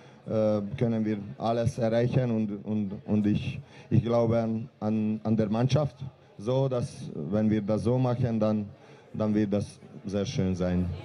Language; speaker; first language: German; non-native, learner; Hungarian